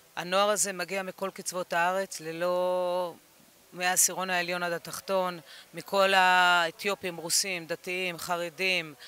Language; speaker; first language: Hebrew; early bilingual, other home language; English